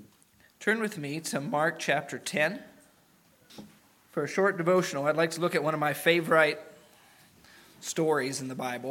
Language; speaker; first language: English; native; English